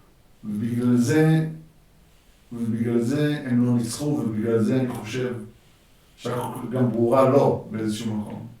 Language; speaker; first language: Hebrew; native; Hebrew